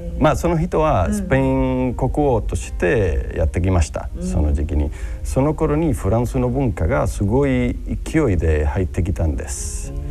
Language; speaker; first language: Japanese; non-native, fluent; Spanish